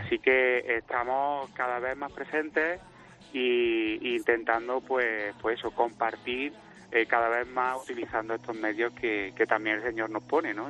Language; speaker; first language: Spanish; native; Spanish